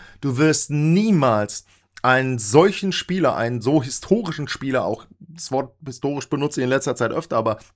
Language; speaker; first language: German; native; German